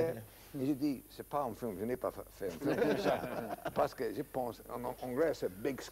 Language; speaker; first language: French; non-native, learner; English